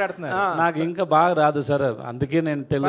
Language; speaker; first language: Telugu; non-native, learner; Tamil